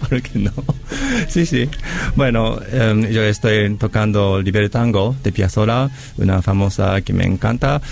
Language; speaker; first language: Spanish; non-native, learner; Japanese